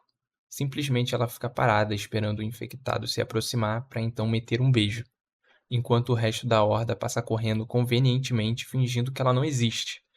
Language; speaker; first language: Portuguese; native; Portuguese